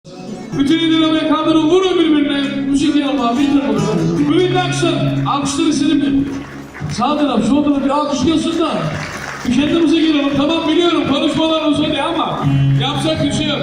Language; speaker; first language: Turkish; native; Turkish